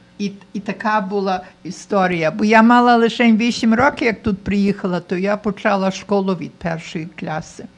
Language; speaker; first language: Ukrainian; early bilingual, heritage; Ukrainian